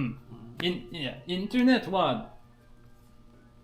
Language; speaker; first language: Japanese; non-native, learner; English